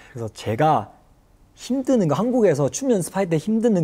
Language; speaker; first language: Korean; non-native, fluent; Chinese